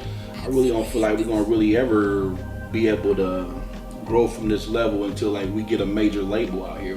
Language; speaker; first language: English; native; English